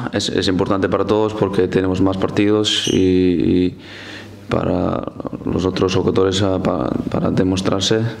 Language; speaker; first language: Spanish; non-native, fluent; Icelandic